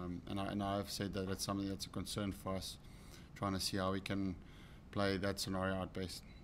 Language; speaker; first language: English; non-native, local second language; Afrikaans